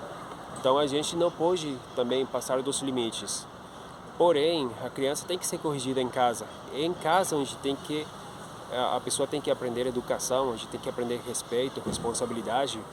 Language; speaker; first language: Portuguese; non-native, fluent; Spanish